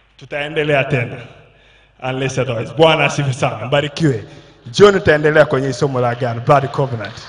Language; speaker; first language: Swahili; native; Swahili